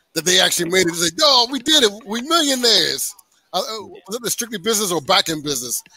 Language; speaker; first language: English; native; English